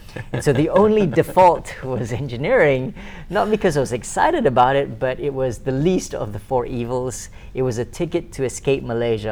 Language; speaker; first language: English; non-native, local second language; Malay